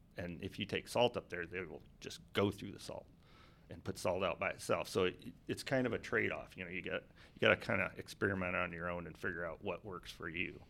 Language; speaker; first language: English; native; English